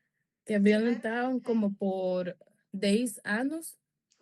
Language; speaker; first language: Portuguese; non-native, learner; Spanish